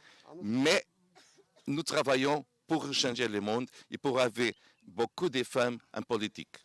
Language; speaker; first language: French; non-native, learner; Portuguese